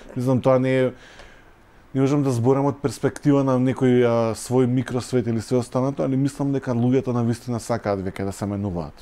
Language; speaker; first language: Macedonian; native; Macedonian